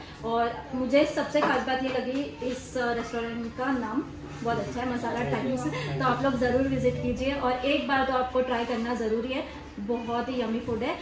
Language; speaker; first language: Hindi; native; Hindi